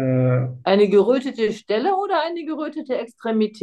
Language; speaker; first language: German; native; German